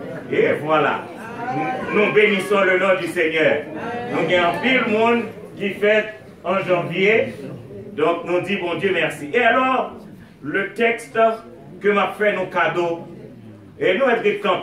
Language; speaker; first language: French; native; French